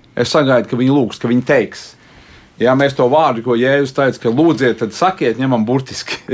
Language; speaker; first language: Latvian; native; Latvian